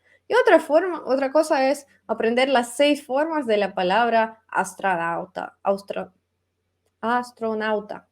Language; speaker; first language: Spanish; non-native, fluent; Russian